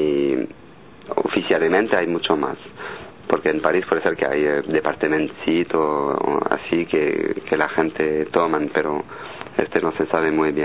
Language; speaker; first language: Spanish; non-native, fluent; French